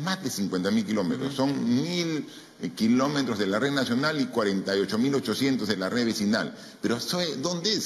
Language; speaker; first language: Spanish; native; Spanish